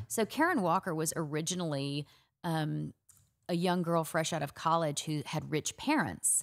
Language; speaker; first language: English; native; English